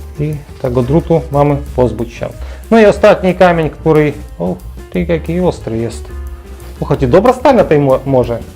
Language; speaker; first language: Polish; non-native, learner; Ukrainian